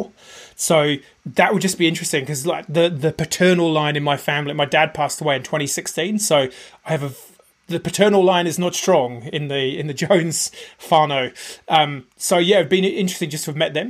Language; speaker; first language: English; native; English